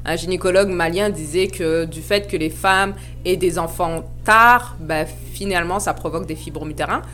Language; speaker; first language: French; native; French